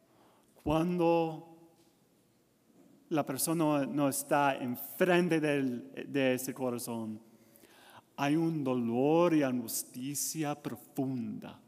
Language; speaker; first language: Spanish; non-native, learner; English